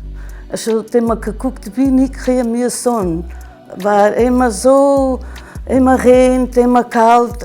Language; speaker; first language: German; non-native, learner; Portuguese